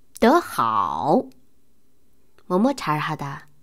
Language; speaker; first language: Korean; non-native, fluent; Chinese